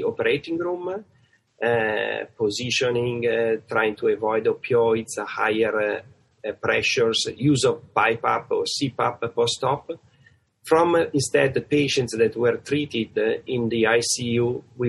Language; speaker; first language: English; non-native, fluent; Italian